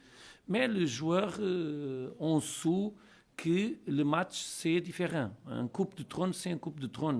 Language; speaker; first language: French; non-native, learner; Portuguese